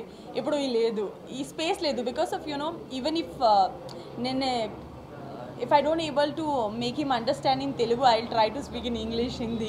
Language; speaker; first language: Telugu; non-native, learner; Gujarati